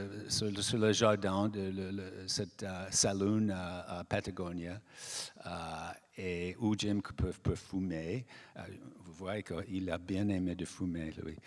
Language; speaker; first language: French; non-native, fluent; English